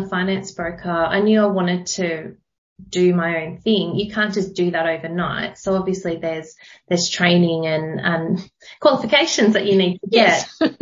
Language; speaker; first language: English; native; English